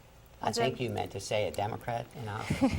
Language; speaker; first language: English; native; English